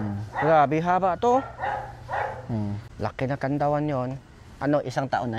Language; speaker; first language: Filipino; non-native, learner; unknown